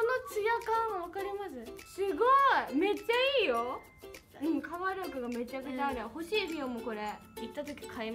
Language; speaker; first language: Japanese; non-native, fluent; Korean